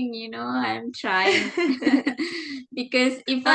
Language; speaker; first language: English; non-native, fluent; Sinhala